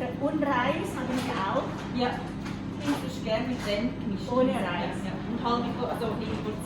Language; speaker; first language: German; non-native, learner; Thai